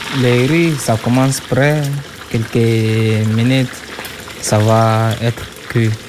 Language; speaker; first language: French; non-native, learner; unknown